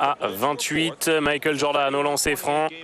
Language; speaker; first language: French; native; French